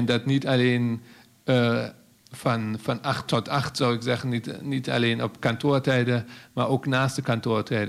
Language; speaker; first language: Dutch; non-native, fluent; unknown